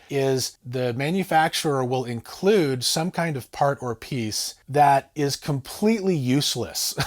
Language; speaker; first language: English; native; English